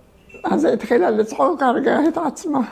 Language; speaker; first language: Hebrew; early bilingual, other home language; Turkish